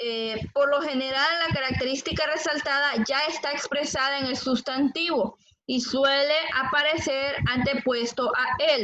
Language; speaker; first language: Spanish; native; Spanish